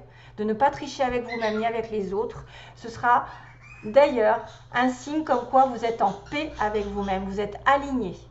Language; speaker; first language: French; native; French